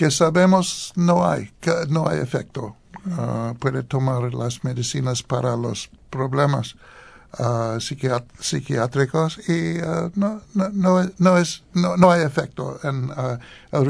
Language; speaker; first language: Spanish; non-native, learner; English